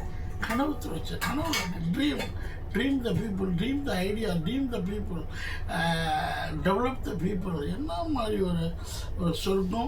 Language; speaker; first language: Tamil; native; Tamil